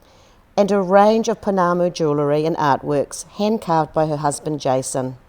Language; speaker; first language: English; native; English